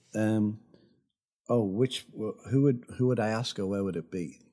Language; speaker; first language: English; native; English